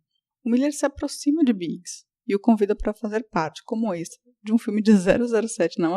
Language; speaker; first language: Portuguese; native; Portuguese